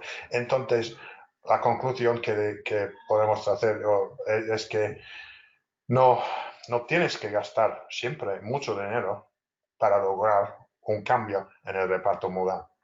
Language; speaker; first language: Spanish; non-native, fluent; English